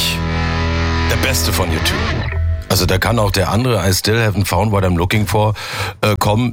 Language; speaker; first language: German; native; German